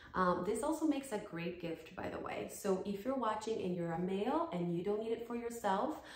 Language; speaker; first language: English; non-native, fluent; Portuguese